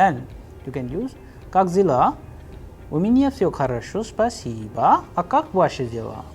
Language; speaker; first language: Russian; non-native, fluent; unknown